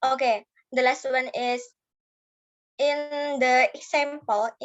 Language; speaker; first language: English; non-native, learner; Indonesian